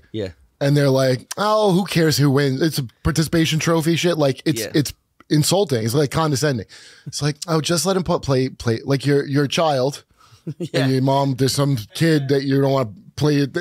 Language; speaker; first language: English; native; English